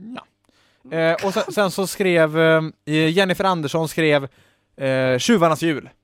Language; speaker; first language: Swedish; native; Swedish